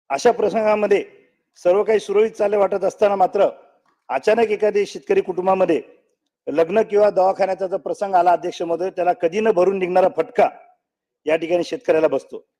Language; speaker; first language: Marathi; native; Marathi